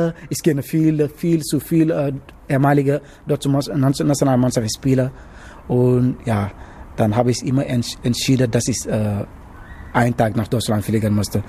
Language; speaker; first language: German; non-native, learner; Wolof